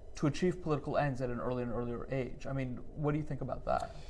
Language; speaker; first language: English; native; English